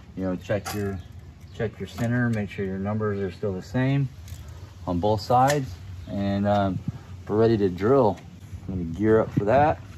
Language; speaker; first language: English; native; English